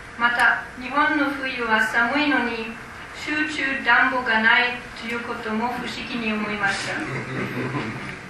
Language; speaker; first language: Japanese; non-native, fluent; German